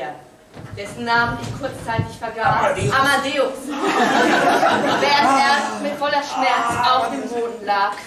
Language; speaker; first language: German; native; German